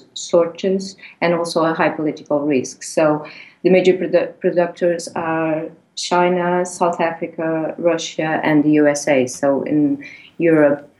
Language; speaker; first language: English; non-native, fluent; Portuguese